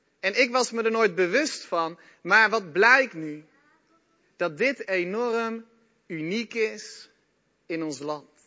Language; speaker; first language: Dutch; native; Dutch